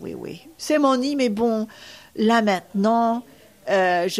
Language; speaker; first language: French; native; French